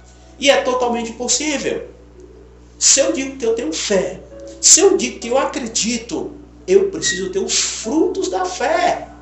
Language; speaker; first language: Portuguese; native; Portuguese